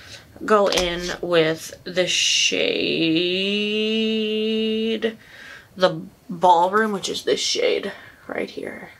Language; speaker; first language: English; native; English